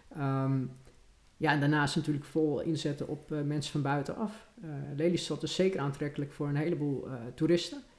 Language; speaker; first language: Dutch; native; Dutch